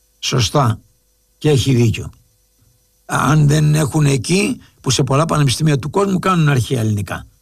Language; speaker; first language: Greek; native; Greek